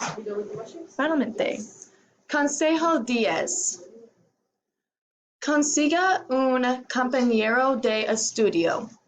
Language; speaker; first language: Spanish; non-native, learner; English